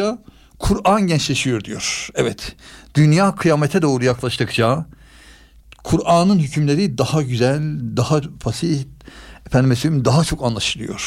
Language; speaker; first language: Turkish; native; Turkish